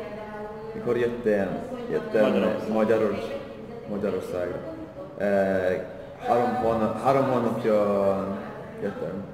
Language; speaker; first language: Hungarian; non-native, learner; Swedish